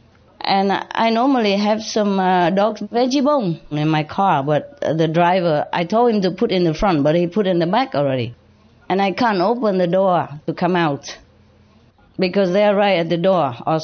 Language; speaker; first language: English; non-native, learner; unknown